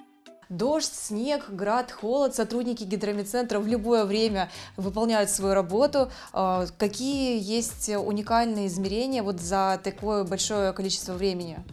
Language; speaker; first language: Russian; native; Russian